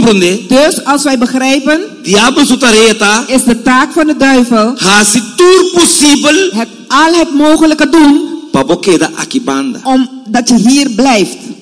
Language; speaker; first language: Dutch; non-native, fluent; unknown